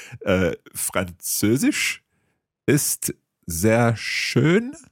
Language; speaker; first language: German; non-native, learner; English